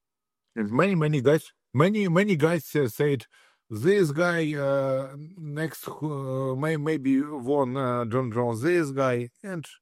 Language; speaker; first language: English; non-native, learner; Russian